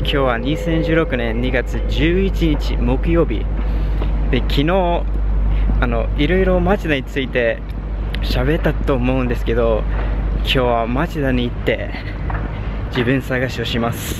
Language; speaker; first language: Japanese; non-native, fluent; English